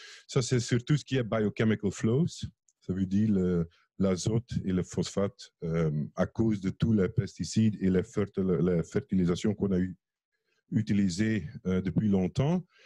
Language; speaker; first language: French; non-native, fluent; Dutch